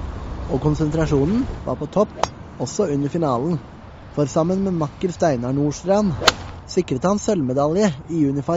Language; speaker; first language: Norwegian; native; Norwegian